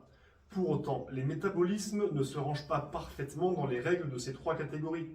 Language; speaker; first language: French; native; French